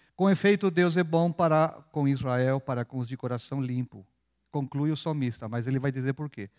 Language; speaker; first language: Portuguese; non-native, fluent; Spanish